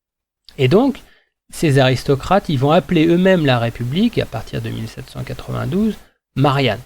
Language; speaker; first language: French; native; French